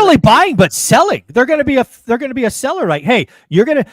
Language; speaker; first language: English; native; English